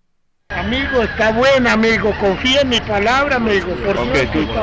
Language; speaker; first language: Spanish; native; Spanish